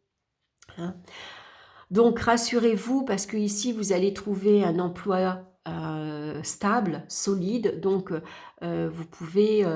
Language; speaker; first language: French; native; French